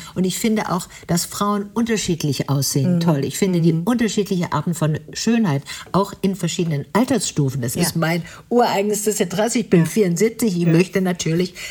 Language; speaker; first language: German; native; German